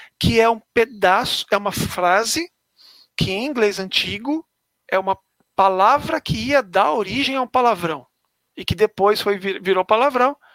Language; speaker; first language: Portuguese; native; Portuguese